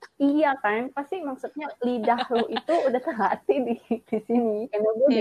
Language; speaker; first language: Indonesian; non-native, local second language; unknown